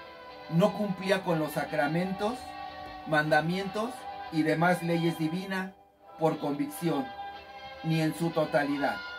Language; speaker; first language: Spanish; native; Spanish